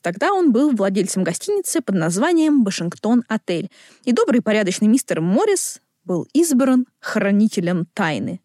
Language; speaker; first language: Russian; native; Russian